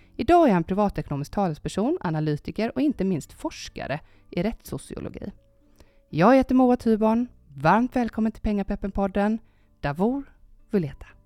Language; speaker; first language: Swedish; native; Swedish